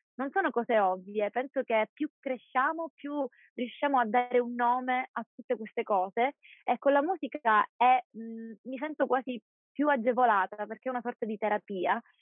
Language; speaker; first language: Italian; native; Italian